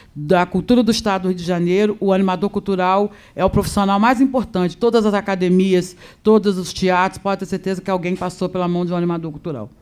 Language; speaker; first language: Portuguese; native; Portuguese